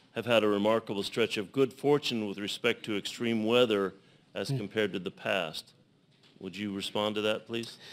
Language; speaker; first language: English; native; English